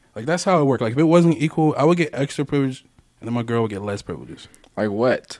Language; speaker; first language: English; native; English